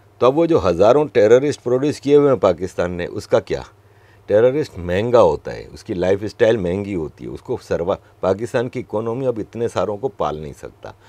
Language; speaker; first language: Urdu; native; Urdu